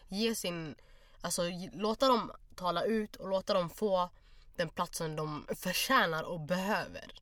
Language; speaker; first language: Swedish; early bilingual, other home language; Somali